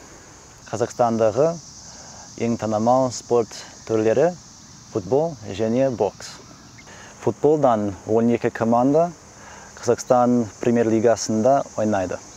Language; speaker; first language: Kazakh; non-native, learner; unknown